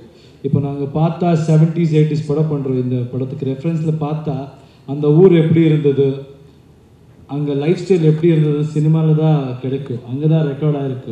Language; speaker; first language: Tamil; non-native, learner; Kannada